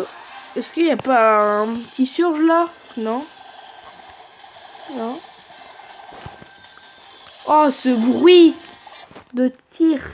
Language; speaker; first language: French; native; French